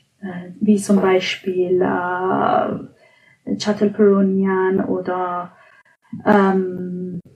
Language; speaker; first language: German; non-native, fluent; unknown